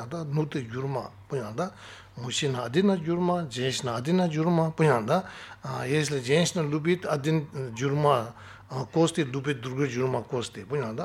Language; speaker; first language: Russian; non-native, learner; Tibetan